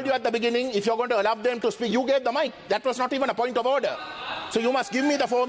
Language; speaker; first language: English; non-native, local second language; Tamil